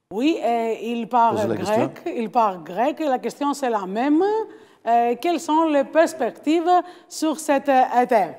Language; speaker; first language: French; non-native, learner; Greek